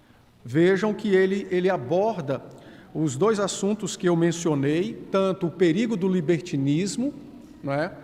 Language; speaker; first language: Portuguese; native; Portuguese